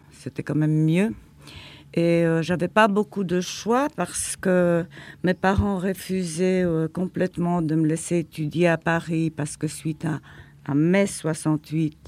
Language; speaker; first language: French; non-native, fluent; Polish